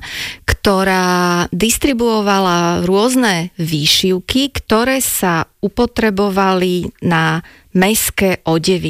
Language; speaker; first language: Slovak; native; Slovak